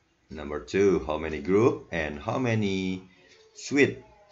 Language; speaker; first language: English; non-native, learner; Indonesian